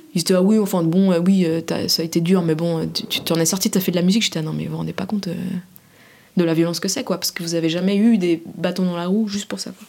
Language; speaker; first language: French; native; French